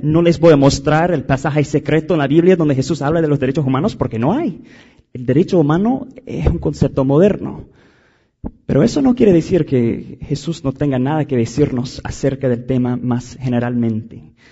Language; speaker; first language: Spanish; non-native, fluent; English